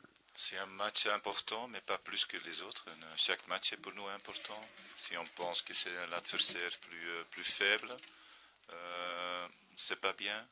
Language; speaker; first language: French; non-native, fluent; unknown